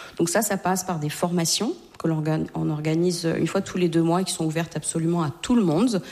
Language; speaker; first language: French; native; French